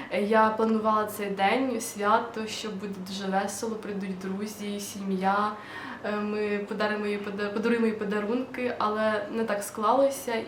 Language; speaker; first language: Ukrainian; non-native, local second language; Russian